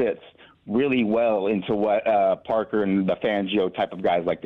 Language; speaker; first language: English; native; English